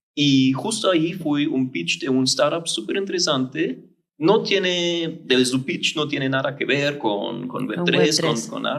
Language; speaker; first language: Spanish; non-native, fluent; German